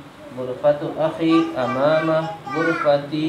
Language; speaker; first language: Arabic; non-native, learner; Indonesian